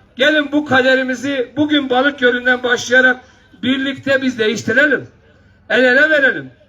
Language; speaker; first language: Turkish; non-native, local second language; Kurdish